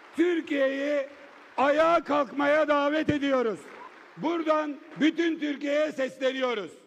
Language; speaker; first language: Turkish; native; Turkish